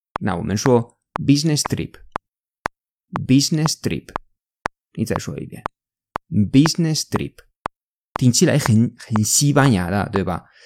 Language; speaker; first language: Chinese; non-native, fluent; Spanish